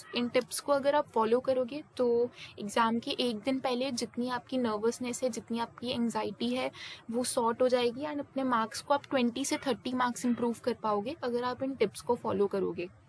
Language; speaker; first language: Hindi; native; Hindi